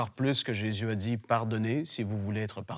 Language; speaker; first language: French; native; French